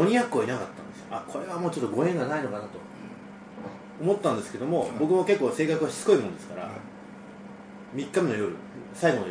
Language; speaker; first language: Japanese; native; Japanese